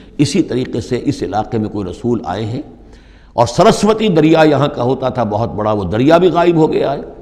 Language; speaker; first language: Urdu; native; Urdu